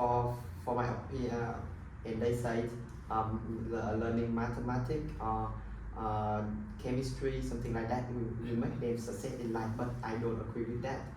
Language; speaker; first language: English; non-native, learner; Vietnamese